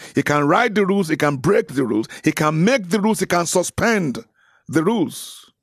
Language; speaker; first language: English; non-native, local second language; Yoruba